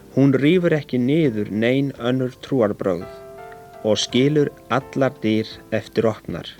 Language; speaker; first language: Icelandic; native; Icelandic